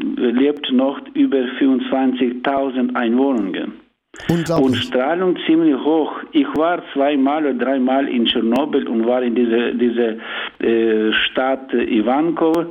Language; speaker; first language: German; non-native, learner; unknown